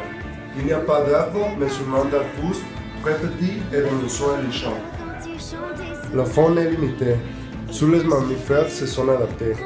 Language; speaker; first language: French; non-native, learner; Spanish